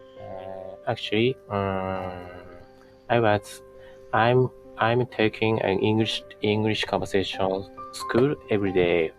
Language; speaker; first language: English; non-native, learner; Japanese